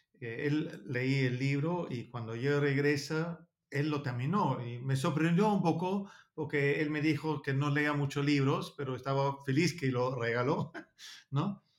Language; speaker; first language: Spanish; non-native, learner; Danish